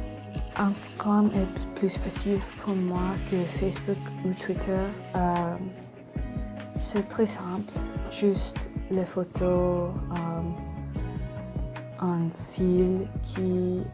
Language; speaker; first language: French; non-native, learner; English